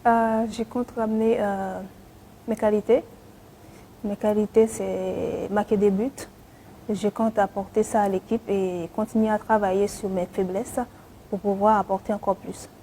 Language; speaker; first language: French; non-native, local second language; Haitian Creole